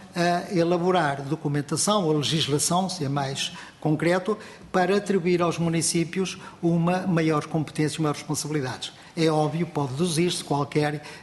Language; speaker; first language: Portuguese; native; Portuguese